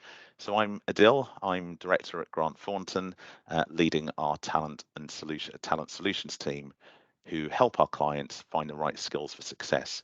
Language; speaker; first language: English; native; English